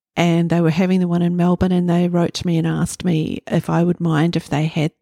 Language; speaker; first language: English; native; English